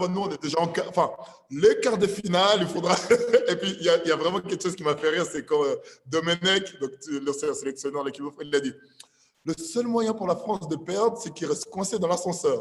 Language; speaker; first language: French; native; French